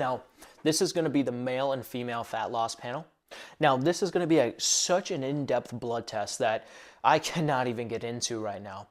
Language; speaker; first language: English; native; English